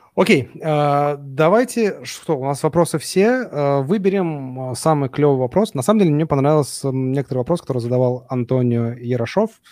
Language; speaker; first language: Russian; native; Russian